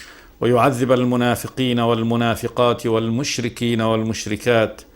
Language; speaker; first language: Arabic; native; Arabic